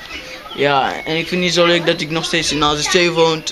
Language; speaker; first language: Dutch; early bilingual, other home language; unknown